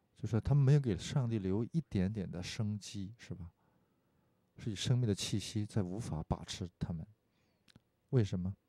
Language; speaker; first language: Chinese; non-native, fluent; Korean